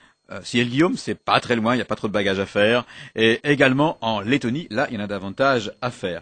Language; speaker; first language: French; native; French